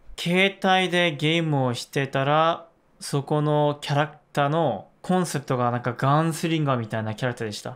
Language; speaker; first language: Japanese; non-native, fluent; Korean